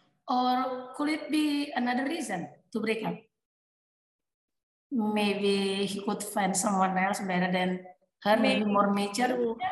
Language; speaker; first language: English; non-native, fluent; Indonesian